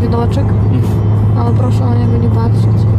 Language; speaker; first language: Polish; non-native, learner; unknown